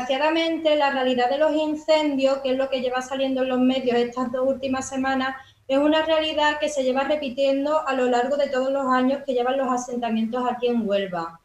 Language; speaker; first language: Spanish; native; Spanish